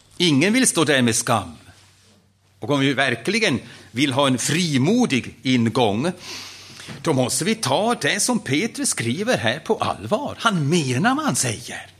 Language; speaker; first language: Swedish; non-native, fluent; German